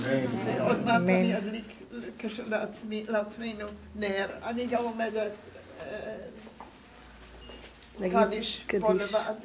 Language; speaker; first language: Hebrew; non-native, fluent; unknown